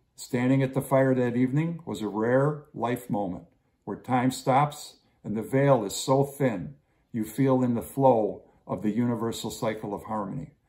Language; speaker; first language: English; native; English